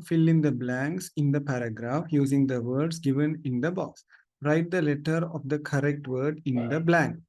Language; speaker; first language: English; non-native, local second language; Tamil